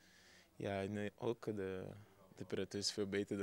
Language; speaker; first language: Dutch; non-native, learner; Portuguese